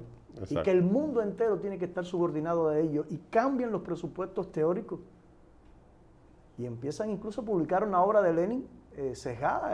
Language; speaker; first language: Spanish; native; Spanish